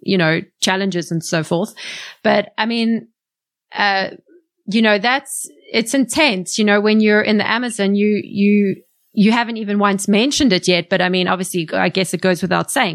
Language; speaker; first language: English; native; English